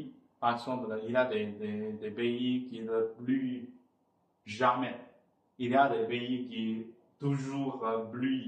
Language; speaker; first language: French; non-native, fluent; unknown